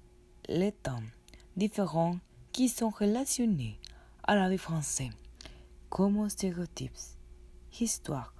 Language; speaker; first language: French; non-native, learner; Spanish